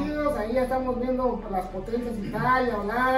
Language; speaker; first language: Spanish; native; Spanish